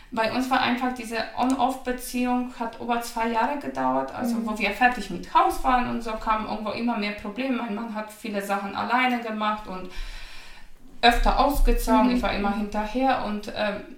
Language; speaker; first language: German; non-native, fluent; Polish